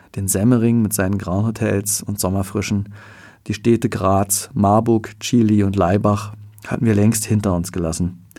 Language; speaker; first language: German; native; German